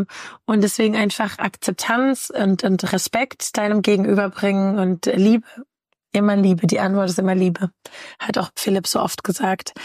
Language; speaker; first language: German; native; German